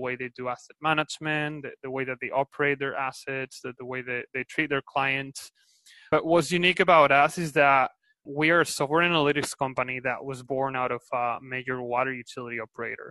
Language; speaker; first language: English; non-native, fluent; Spanish